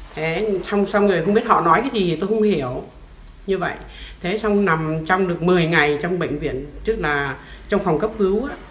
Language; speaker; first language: Vietnamese; non-native, local second language; Tày